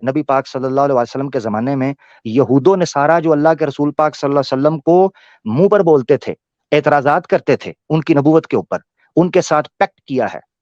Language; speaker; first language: Urdu; native; Urdu